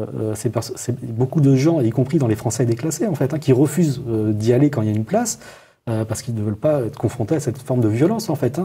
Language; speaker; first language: French; native; French